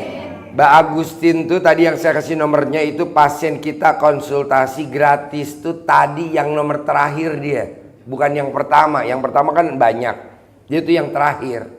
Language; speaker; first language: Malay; non-native, local second language; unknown